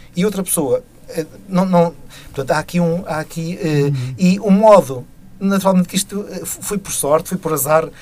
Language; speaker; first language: Portuguese; native; Portuguese